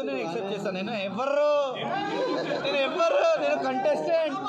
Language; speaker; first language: Telugu; non-native, learner; Hindi